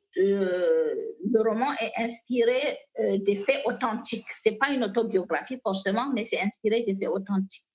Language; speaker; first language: French; non-native, local second language; Fula